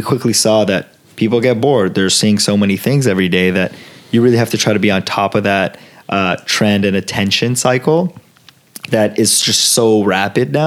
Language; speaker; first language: English; early bilingual, other home language; Italian